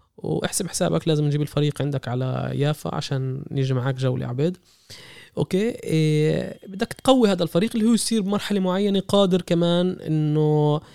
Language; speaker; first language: Arabic; native; Arabic